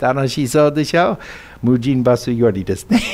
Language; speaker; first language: Japanese; non-native, fluent; English